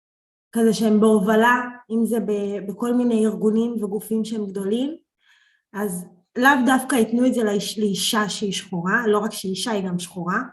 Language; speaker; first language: Hebrew; early bilingual, other home language; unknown